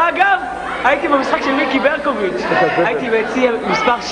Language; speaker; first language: Hebrew; native; Hebrew